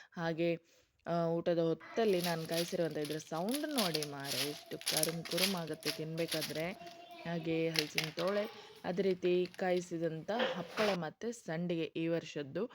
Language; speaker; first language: Kannada; non-native, local second language; Tulu